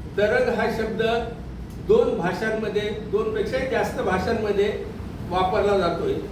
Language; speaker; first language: Marathi; non-native, local second language; Urdu